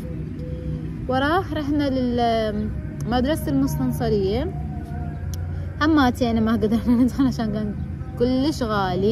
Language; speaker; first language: Arabic; non-native, fluent; Persian